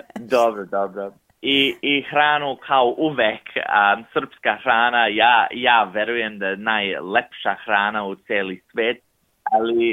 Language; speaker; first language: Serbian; early bilingual, heritage; English